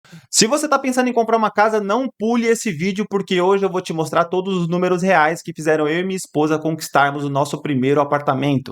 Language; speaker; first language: Portuguese; native; Portuguese